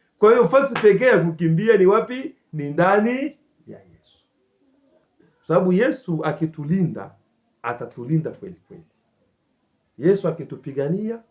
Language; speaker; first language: Swahili; native; Swahili